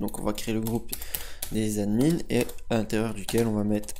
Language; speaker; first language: French; native; French